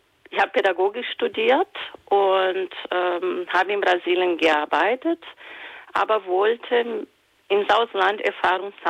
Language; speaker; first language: German; non-native, fluent; Portuguese